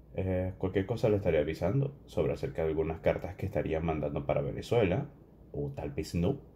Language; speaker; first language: Spanish; native; Spanish